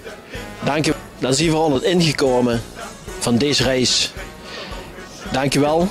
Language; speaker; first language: Dutch; non-native, local second language; Limburgish